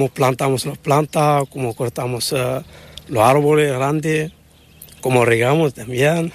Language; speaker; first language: Spanish; non-native, learner; Arabic